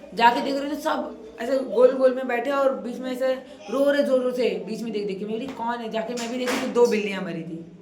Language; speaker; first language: Hindi; non-native, local second language; Marathi